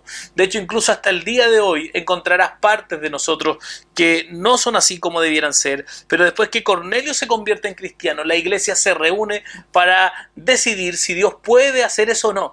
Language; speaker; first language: Spanish; native; Spanish